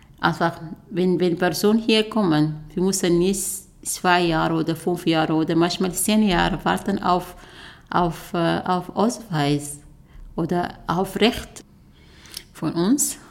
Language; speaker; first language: German; non-native, learner; Arabic